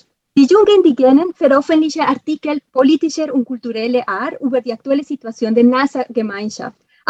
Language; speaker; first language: German; non-native, fluent; Spanish